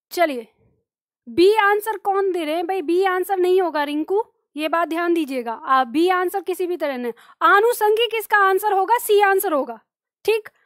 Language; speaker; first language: Hindi; native; Hindi